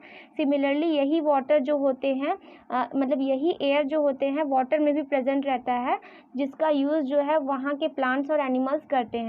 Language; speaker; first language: Hindi; native; Hindi